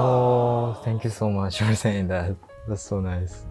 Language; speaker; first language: English; non-native, fluent; Japanese